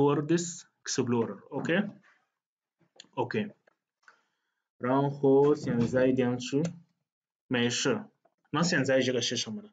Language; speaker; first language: Chinese; non-native, fluent; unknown